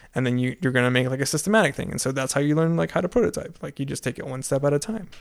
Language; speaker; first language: English; non-native, fluent; Dutch